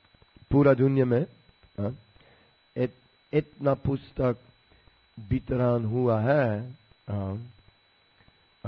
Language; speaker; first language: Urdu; non-native, learner; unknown